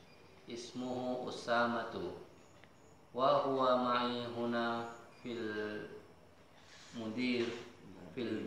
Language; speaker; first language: Arabic; non-native, learner; Indonesian